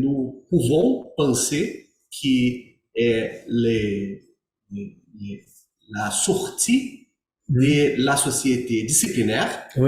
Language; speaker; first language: French; non-native, learner; Portuguese